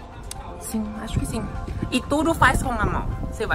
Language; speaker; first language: Portuguese; non-native, learner; Thai